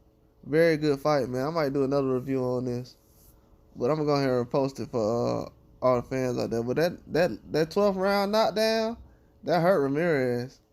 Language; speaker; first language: English; native; English